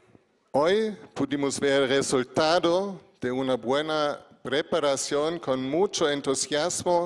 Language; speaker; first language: Spanish; non-native, fluent; German